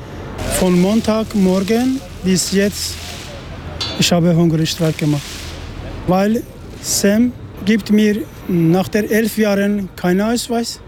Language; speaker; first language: German; non-native, learner; Persian